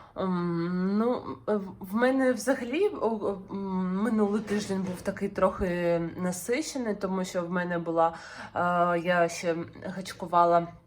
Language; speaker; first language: Ukrainian; non-native, local second language; Russian